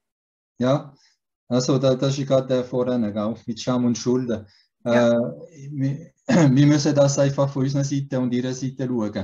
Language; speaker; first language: German; early bilingual, heritage; German